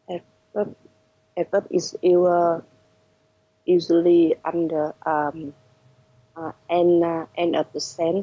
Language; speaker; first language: English; non-native, learner; Vietnamese